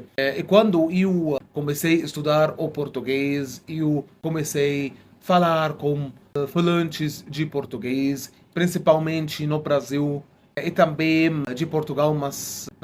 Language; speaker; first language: Portuguese; non-native, fluent; Arabic